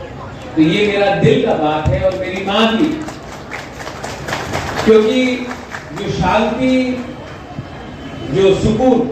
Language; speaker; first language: Hindi; non-native, local second language; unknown